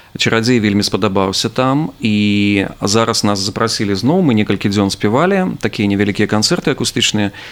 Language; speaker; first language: Belarusian; non-native, local second language; Russian